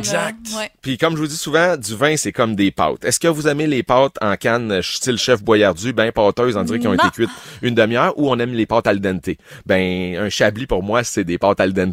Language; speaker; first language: French; native; French